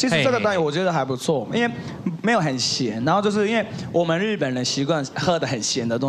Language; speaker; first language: Chinese; non-native, fluent; Japanese